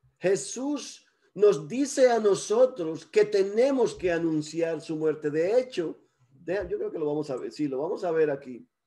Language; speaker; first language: Spanish; early bilingual, heritage; Spanish